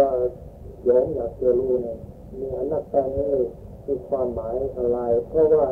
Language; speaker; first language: Thai; non-native, learner; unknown